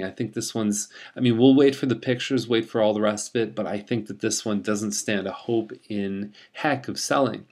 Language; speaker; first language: English; native; English